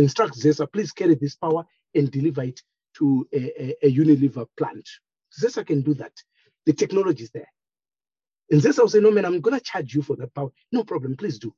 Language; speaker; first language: English; non-native, local second language; Shona